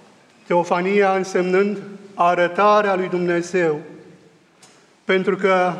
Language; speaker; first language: Romanian; native; Romanian